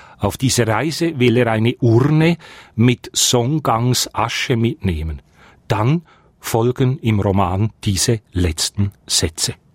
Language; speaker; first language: German; native; German